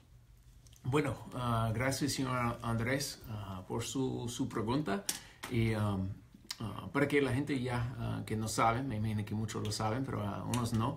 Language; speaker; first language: Spanish; non-native, fluent; English